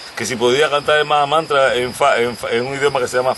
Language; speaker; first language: Spanish; native; Spanish